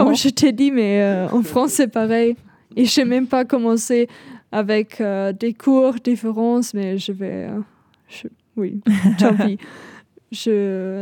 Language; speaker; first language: French; non-native, fluent; German